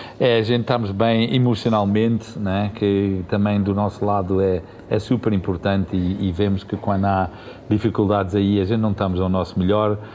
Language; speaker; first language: Portuguese; early bilingual, heritage; Portuguese